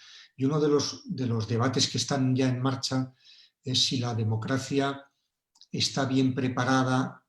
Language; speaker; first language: Spanish; native; Spanish